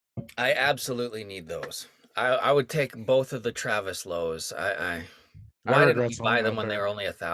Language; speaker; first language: English; native; English